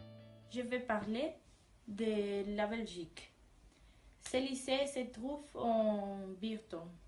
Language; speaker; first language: French; non-native, learner; Spanish